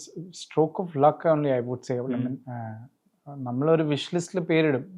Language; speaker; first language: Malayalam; early bilingual, heritage; Malayalam